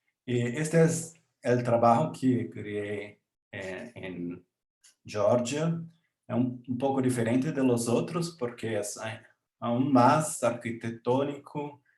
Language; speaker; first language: Spanish; non-native, learner; Portuguese